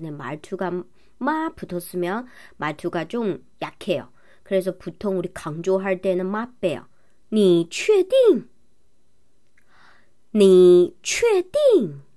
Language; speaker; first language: Korean; non-native, fluent; Chinese